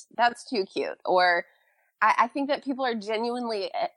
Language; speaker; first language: English; native; English